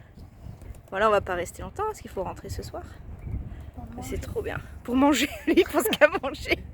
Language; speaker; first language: French; native; French